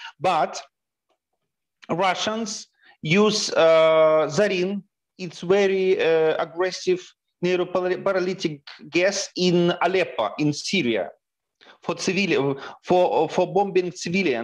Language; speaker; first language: English; non-native, fluent; Ukrainian